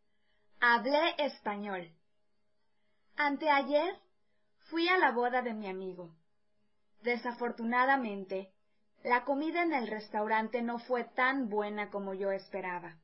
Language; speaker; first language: Spanish; non-native, learner; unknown